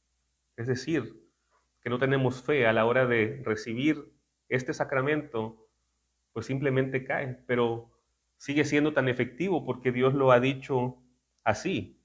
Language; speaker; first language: Spanish; native; Spanish